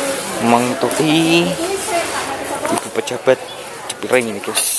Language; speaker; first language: Indonesian; non-native, local second language; Javanese